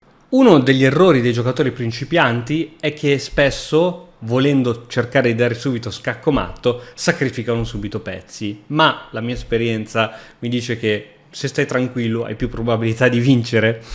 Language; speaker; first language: Italian; native; Italian